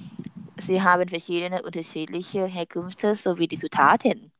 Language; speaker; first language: German; non-native, learner; Thai